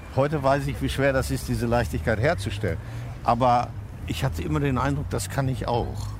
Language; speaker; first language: German; native; German